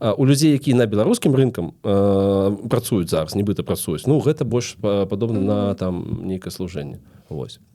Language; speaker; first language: Belarusian; non-native, local second language; Russian